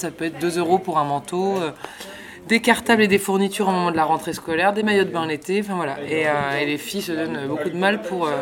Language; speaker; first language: French; native; French